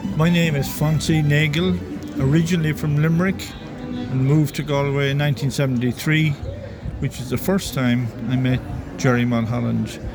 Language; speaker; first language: English; native; English